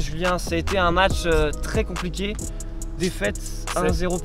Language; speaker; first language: French; native; French